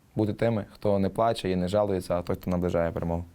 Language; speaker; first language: Ukrainian; native; Ukrainian